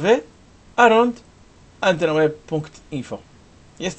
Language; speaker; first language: Romanian; non-native, learner; Portuguese